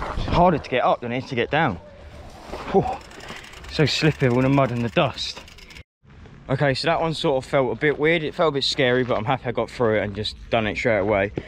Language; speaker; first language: English; native; English